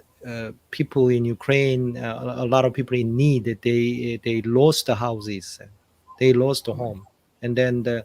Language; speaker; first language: English; non-native, fluent; Korean